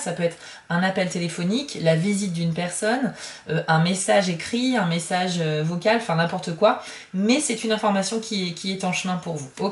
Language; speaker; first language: French; native; French